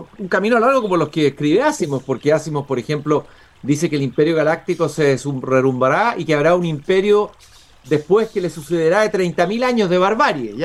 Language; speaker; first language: Spanish; native; Spanish